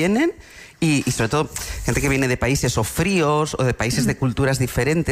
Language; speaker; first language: Spanish; native; Spanish